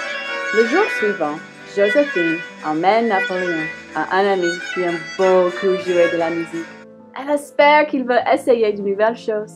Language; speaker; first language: French; non-native, learner; English